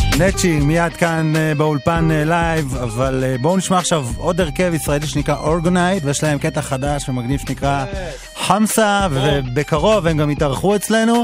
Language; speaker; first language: Hebrew; native; Hebrew